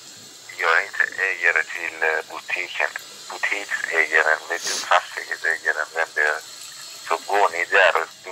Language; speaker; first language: Swedish; non-native, learner; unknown